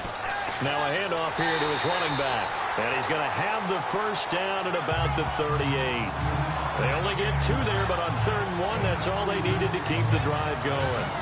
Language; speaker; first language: English; native; English